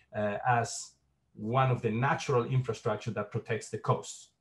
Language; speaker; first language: English; non-native, fluent; Spanish